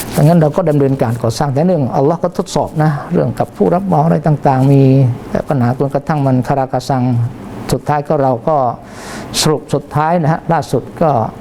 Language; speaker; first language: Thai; non-native, local second language; Malay